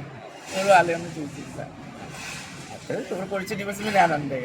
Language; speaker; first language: Malayalam; non-native, learner; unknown